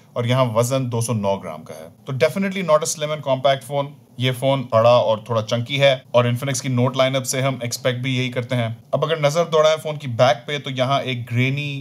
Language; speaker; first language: Urdu; native; Urdu